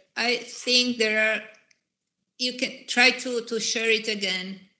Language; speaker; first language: English; non-native, fluent; Italian